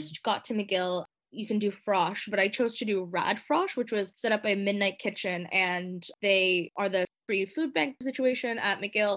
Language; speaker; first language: English; native; English